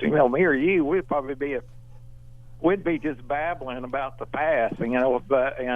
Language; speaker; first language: English; native; English